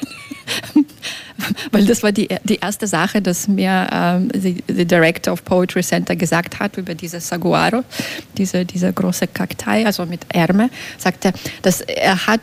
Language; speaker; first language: German; non-native, fluent; Belarusian